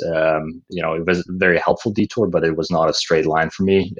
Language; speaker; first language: English; non-native, fluent; Slovak